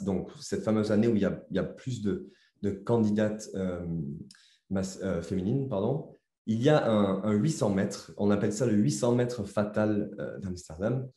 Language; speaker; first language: French; native; French